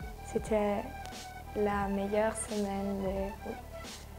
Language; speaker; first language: French; non-native, learner; German